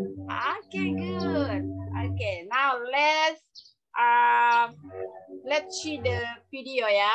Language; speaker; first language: English; non-native, learner; Indonesian